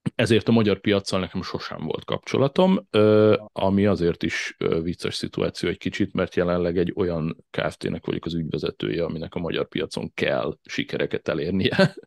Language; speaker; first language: Hungarian; native; Hungarian